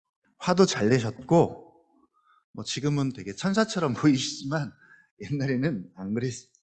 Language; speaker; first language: Korean; native; Korean